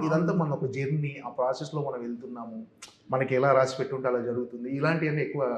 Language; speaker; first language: Telugu; native; Telugu